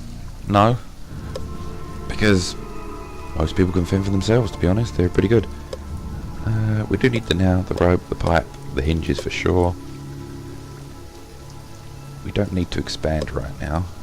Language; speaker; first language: English; native; English